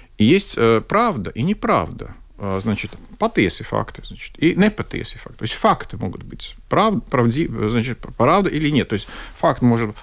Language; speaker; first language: Russian; non-native, local second language; Latvian